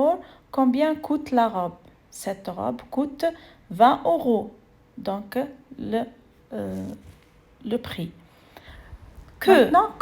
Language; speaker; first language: French; non-native, fluent; Arabic